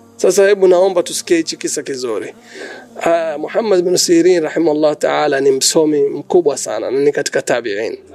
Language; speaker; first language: Swahili; native; Swahili